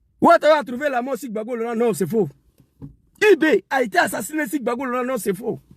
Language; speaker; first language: French; non-native, local second language; Dyula